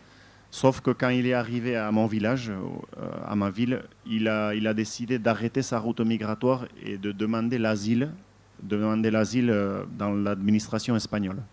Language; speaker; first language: French; non-native, fluent; Basque